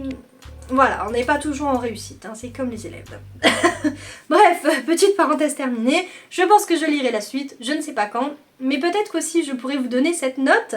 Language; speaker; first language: French; native; French